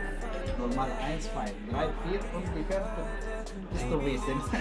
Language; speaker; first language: German; non-native, learner; Arabic